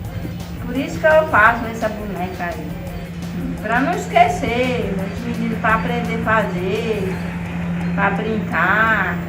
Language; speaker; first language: Portuguese; non-native, local second language; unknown